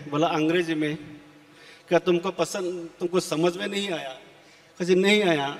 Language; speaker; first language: Hindi; non-native, local second language; Assamese